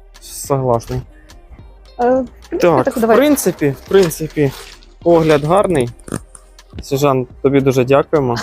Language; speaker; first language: Ukrainian; native; Ukrainian